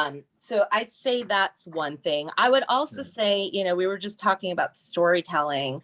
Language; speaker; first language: English; native; English